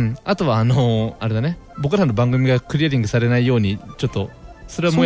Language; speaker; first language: Japanese; native; Japanese